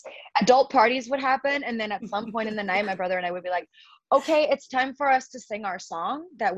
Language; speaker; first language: English; early bilingual, other home language; Spanish